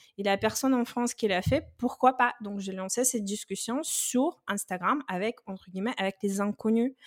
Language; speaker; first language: French; non-native, fluent; Russian